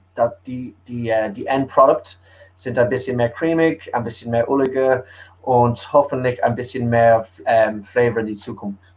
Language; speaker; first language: German; early bilingual, heritage; English